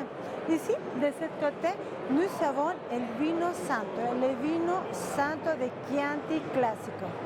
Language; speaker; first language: French; non-native, fluent; Spanish